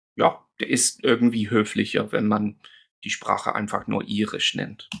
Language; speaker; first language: German; non-native, fluent; English